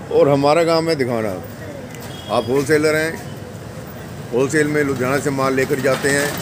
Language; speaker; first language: Hindi; non-native, local second language; Punjabi